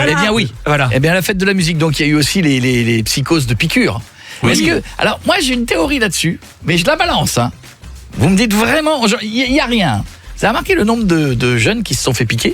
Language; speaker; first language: French; native; French